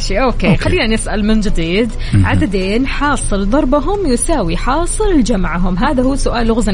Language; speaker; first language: Arabic; native; Arabic